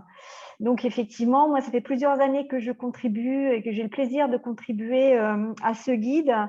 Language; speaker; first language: French; native; French